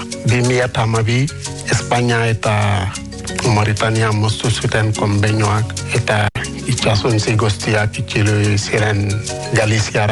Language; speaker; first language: Basque; non-native, learner; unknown